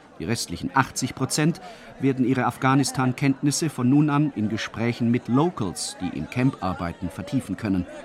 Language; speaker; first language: German; native; German